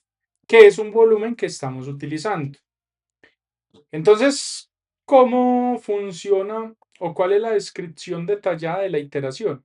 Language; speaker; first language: Spanish; native; Spanish